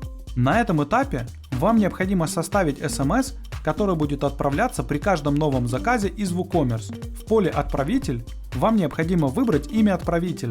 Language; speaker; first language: Russian; native; Russian